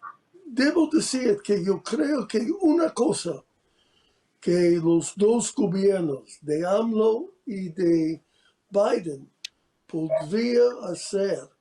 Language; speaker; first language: Spanish; non-native, fluent; English